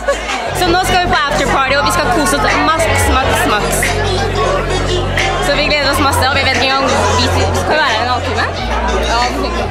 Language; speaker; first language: Norwegian; native; Norwegian